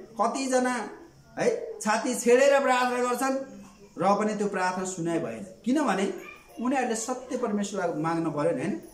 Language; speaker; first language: Nepali; native; Nepali